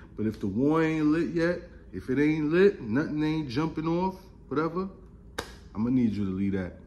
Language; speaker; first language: English; native; English